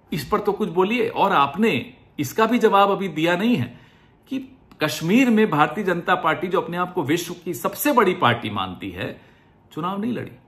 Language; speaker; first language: Hindi; native; Hindi